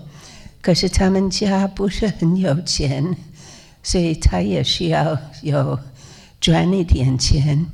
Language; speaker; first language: Chinese; non-native, fluent; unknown